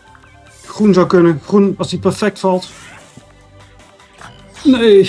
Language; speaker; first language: Dutch; native; Dutch